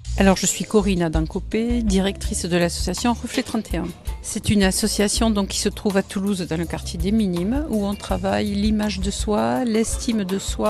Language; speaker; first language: French; native; French